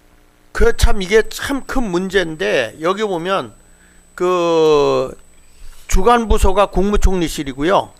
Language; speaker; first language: Korean; native; Korean